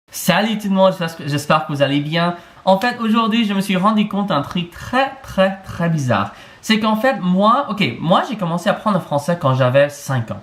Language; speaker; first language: French; non-native, fluent; English